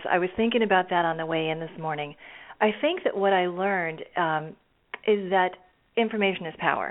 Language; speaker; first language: English; native; English